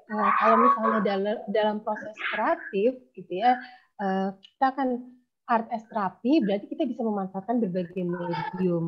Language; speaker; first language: Indonesian; native; Indonesian